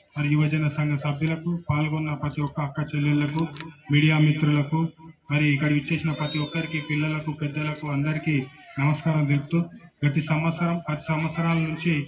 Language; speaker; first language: Telugu; native; Telugu